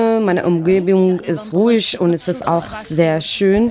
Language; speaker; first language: German; non-native, learner; Arabic